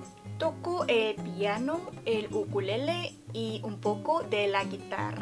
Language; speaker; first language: Spanish; non-native, fluent; Korean